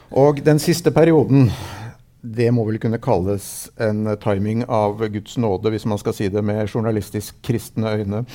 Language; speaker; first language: Norwegian; native; Norwegian